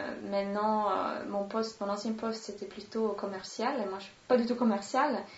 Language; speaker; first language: French; non-native, fluent; Swedish